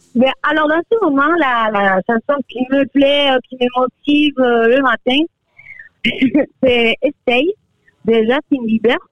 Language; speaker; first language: French; non-native, fluent; Spanish